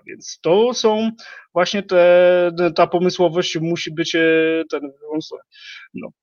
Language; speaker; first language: Polish; native; Polish